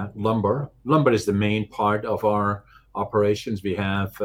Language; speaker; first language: English; non-native, fluent; Dutch